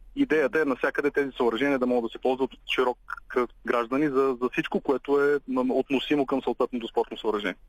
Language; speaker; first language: Bulgarian; native; Bulgarian